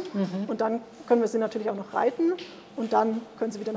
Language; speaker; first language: German; native; German